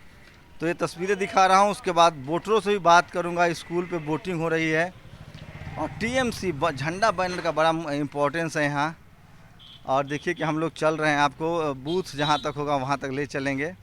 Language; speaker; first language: Hindi; native; Hindi